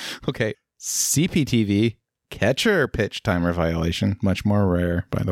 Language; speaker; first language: English; native; English